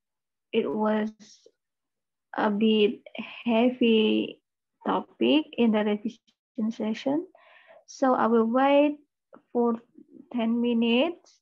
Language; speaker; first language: English; non-native, fluent; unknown